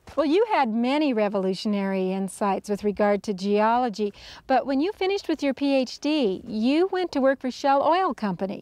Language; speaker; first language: English; native; English